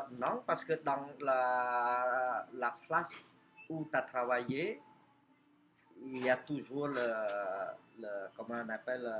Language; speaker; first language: French; non-native, fluent; Khmer